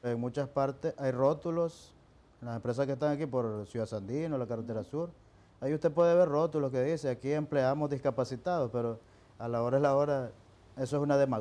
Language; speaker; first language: Spanish; native; Spanish